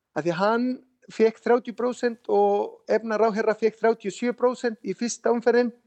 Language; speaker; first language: Icelandic; non-native, fluent; Spanish